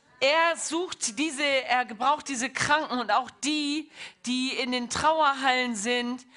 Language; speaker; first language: German; non-native, fluent; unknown